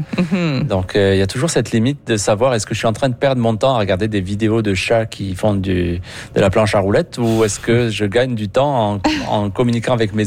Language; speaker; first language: French; native; French